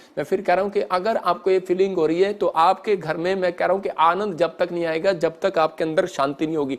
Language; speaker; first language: Hindi; non-native, local second language; Punjabi